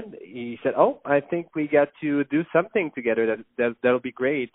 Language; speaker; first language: English; non-native, fluent; French